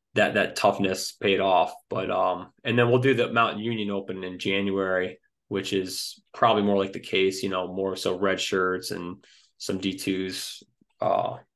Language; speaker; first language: English; native; English